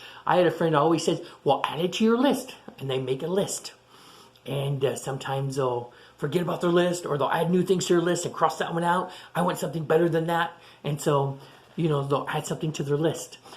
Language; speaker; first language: English; native; English